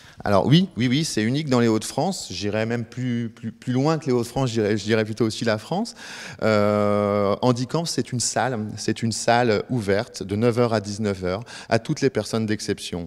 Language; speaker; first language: French; native; French